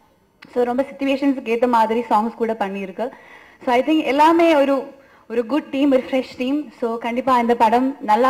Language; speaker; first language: Tamil; non-native, learner; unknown